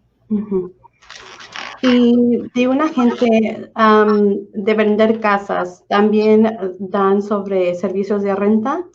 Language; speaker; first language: Spanish; early bilingual, heritage; Spanish